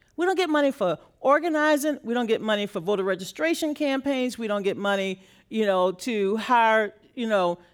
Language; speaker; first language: English; native; English